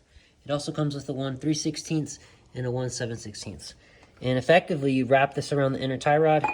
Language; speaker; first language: English; native; English